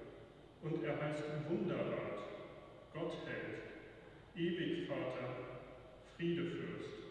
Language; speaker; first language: German; native; German